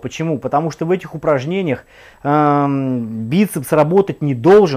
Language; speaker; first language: Russian; native; Russian